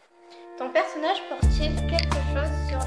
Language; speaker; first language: French; native; French